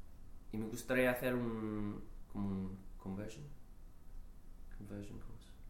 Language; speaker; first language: Spanish; non-native, learner; English